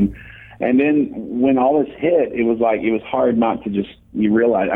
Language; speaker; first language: English; native; English